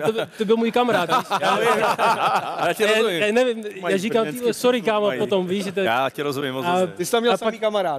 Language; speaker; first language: Czech; non-native, learner; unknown